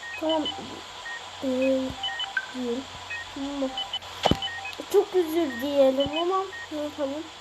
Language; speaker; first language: Turkish; early bilingual, heritage; Turkish